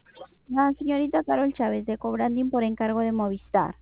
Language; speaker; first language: Spanish; native; Spanish